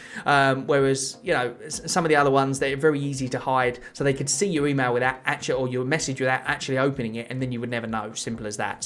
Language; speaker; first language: English; native; English